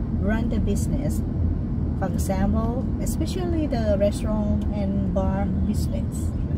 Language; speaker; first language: English; non-native, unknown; Thai